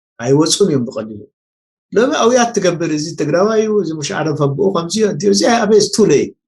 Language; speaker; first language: Tigrinya; native; Tigrinya